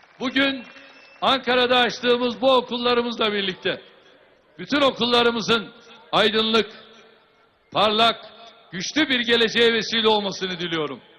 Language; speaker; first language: Turkish; native; Turkish